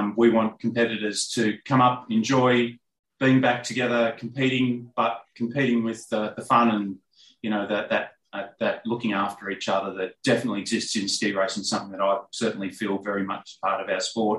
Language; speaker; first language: English; native; English